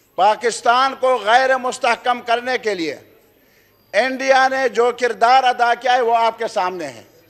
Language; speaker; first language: Urdu; non-native, local second language; Khowar